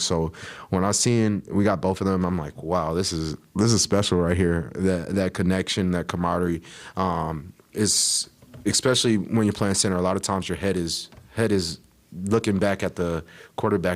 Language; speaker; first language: English; native; English